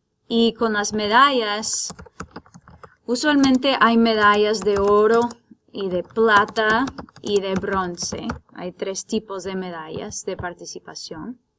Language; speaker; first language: Spanish; non-native, fluent; English